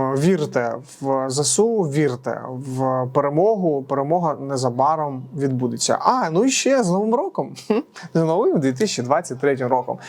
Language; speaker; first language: Ukrainian; non-native, local second language; Russian